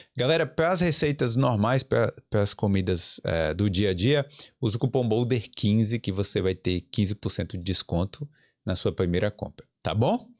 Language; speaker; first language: Portuguese; native; Portuguese